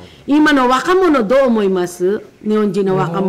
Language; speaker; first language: Japanese; non-native, fluent; Filipino